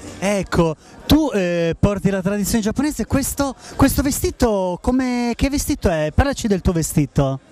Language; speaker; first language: Italian; native; Italian